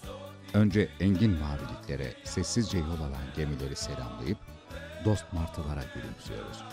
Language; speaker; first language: Turkish; native; Turkish